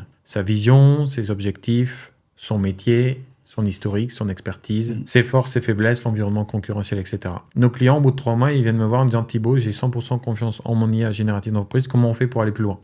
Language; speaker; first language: French; native; French